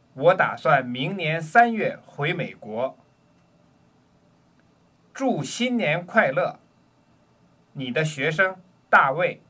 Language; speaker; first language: Chinese; non-native, learner; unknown